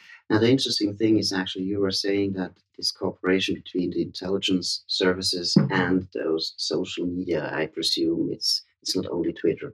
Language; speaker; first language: English; non-native, fluent; German